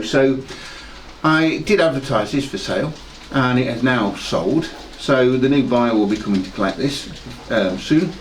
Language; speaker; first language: English; native; English